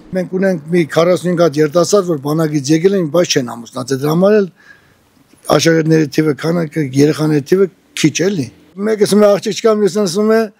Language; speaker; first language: Armenian; native; Armenian